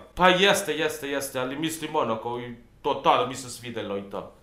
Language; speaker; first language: Serbian; non-native, fluent; Spanish